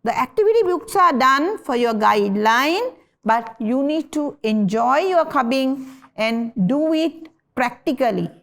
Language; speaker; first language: English; non-native, local second language; Sinhala